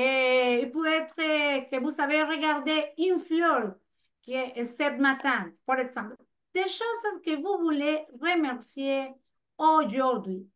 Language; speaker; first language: French; non-native, fluent; Spanish